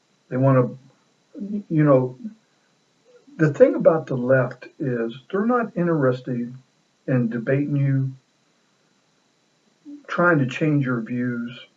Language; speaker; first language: English; native; English